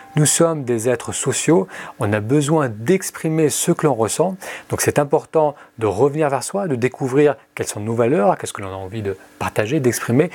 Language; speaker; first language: French; early bilingual, other home language; Arabic